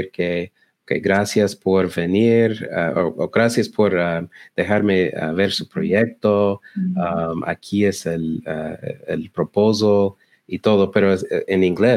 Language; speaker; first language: Spanish; non-native, learner; English